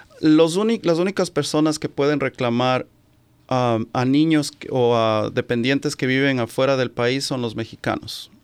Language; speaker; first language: Spanish; native; Spanish